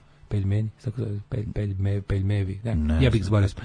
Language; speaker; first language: Serbian; native; Serbian